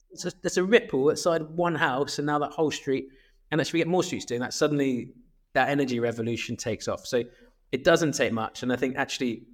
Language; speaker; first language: English; native; English